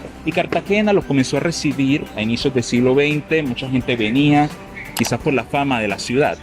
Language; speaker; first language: Spanish; native; Spanish